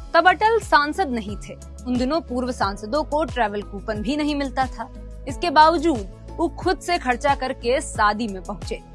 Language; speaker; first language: Hindi; native; Hindi